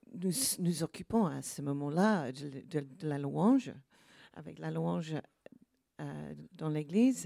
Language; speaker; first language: French; non-native, learner; English